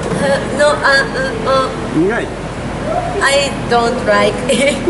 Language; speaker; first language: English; non-native, learner; Japanese